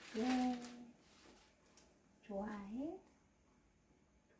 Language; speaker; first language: Korean; non-native, fluent; Russian